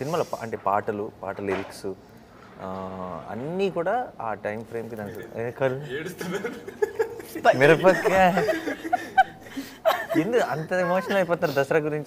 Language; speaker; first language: Telugu; native; Telugu